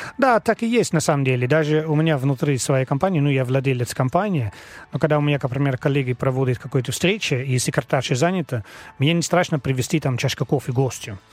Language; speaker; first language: Russian; non-native, learner; Dutch